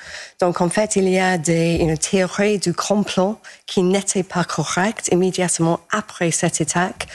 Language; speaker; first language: French; non-native, fluent; English